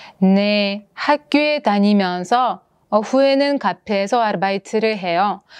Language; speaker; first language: Korean; non-native, fluent; Russian